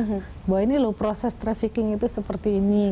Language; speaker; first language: Indonesian; native; Indonesian